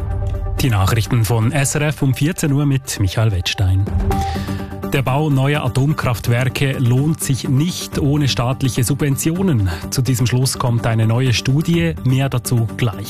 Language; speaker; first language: German; native; German